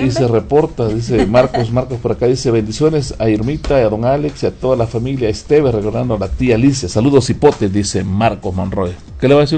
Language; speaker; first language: Spanish; native; Spanish